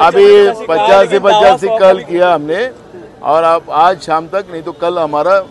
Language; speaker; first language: Hindi; non-native, local second language; Marathi